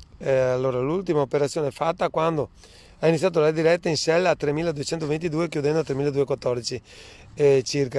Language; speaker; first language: Italian; native; Italian